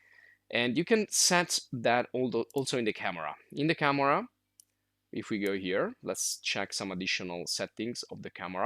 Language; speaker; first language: English; non-native, fluent; Italian